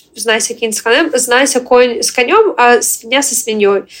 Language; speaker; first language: Russian; non-native, fluent; Ukrainian